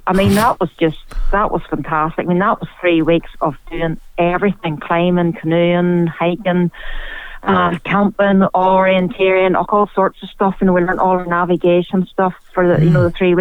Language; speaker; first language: English; native; English